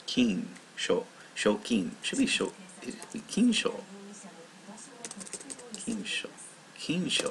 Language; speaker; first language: Japanese; non-native, learner; English